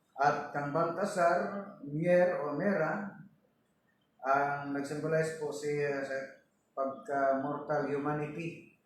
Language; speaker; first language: Filipino; non-native, local second language; Cebuano